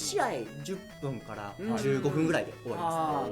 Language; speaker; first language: Japanese; native; Japanese